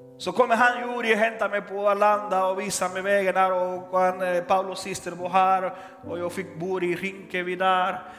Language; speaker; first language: Swedish; non-native, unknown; Spanish